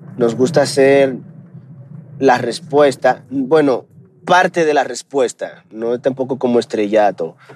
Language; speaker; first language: Spanish; native; Spanish